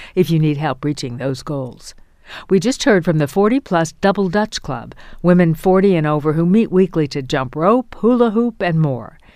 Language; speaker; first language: English; native; English